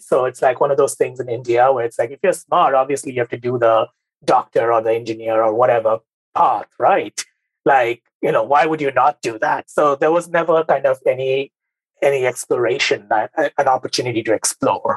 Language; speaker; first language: English; non-native, local second language; Bangla